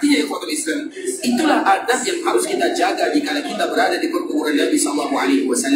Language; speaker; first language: Indonesian; native; Indonesian